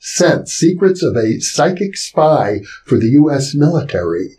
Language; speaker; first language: English; native; English